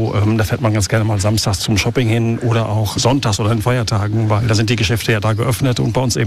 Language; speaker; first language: German; native; German